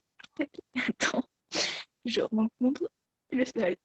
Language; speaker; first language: French; native; French